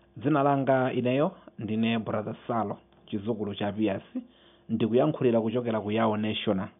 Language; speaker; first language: Nyanja; non-native, local second language; Yao